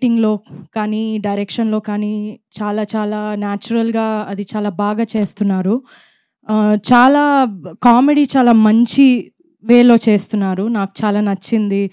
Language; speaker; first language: Telugu; non-native, fluent; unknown